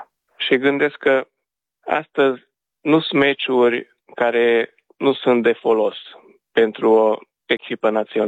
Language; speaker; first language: Romanian; non-native, local second language; Hungarian